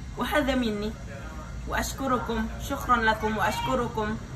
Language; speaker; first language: Arabic; non-native, learner; Indonesian